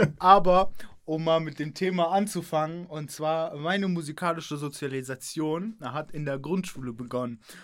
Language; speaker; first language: German; early bilingual, other home language; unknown